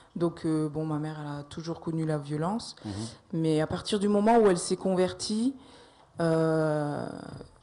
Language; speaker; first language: French; native; French